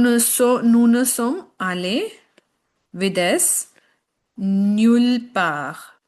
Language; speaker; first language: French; non-native, fluent; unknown